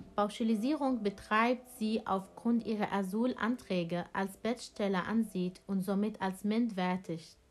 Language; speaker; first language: German; non-native, fluent; Arabic